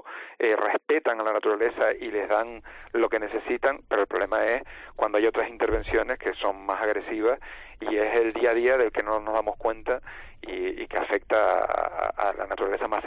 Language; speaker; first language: Spanish; native; Spanish